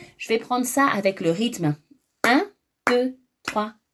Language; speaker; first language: French; native; French